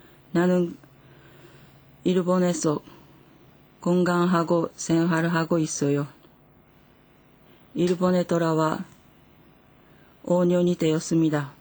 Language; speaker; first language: Korean; non-native, fluent; Japanese